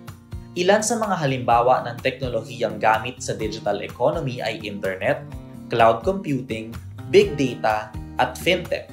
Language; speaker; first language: Filipino; native; Filipino